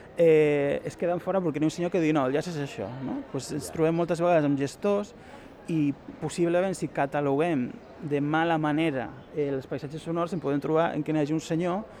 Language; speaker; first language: Catalan; non-native, local second language; Galician